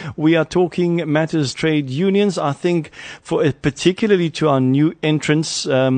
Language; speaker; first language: English; non-native, local second language; Afrikaans